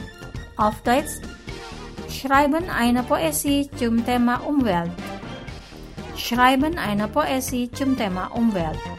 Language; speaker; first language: German; non-native, fluent; Indonesian